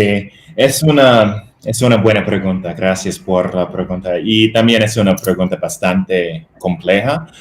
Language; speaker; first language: Spanish; non-native, fluent; English